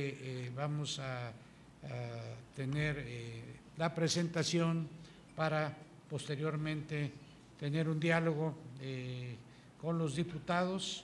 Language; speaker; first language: Spanish; native; Spanish